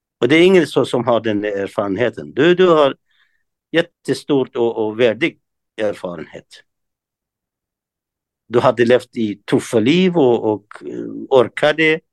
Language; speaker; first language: Swedish; non-native, fluent; Kurdish